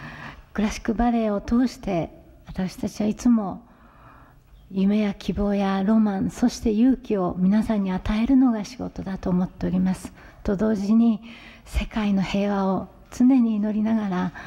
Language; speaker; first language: Japanese; native; Japanese